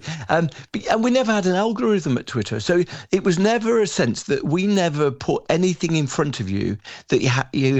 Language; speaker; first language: English; native; English